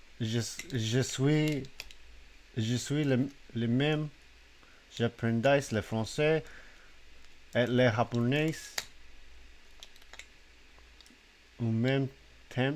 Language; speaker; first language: French; non-native, learner; English